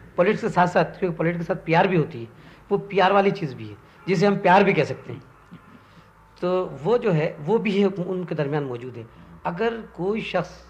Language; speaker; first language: Urdu; non-native, local second language; Sindhi